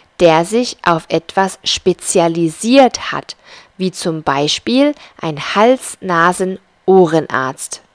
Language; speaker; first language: German; non-native, fluent; Spanish